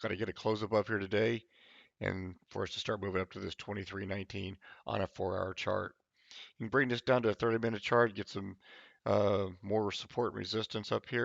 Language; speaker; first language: English; native; English